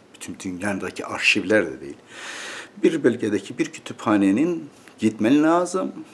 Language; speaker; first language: Turkish; native; Turkish